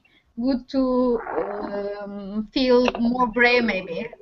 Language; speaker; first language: English; non-native, learner; Turkish